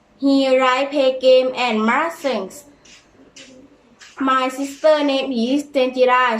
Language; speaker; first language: English; non-native, learner; Thai